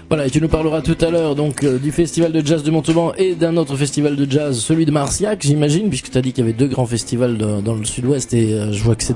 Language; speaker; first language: French; native; French